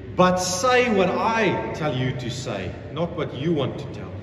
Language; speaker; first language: English; non-native, local second language; Afrikaans